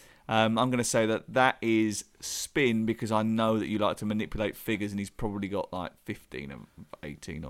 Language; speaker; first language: English; native; English